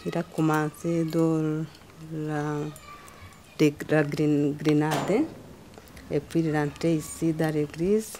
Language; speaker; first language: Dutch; non-native, learner; Kinyarwanda